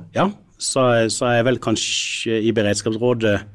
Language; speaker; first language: Norwegian; native; Norwegian